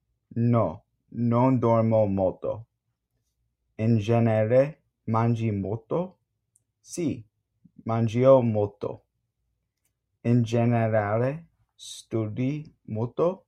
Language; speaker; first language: Italian; non-native, learner; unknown